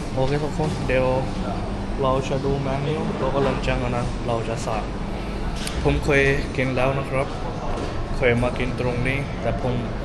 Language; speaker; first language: Thai; non-native, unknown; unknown